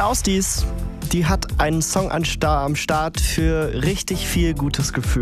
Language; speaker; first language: German; native; German